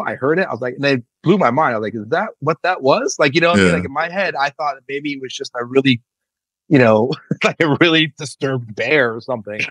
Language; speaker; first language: English; native; English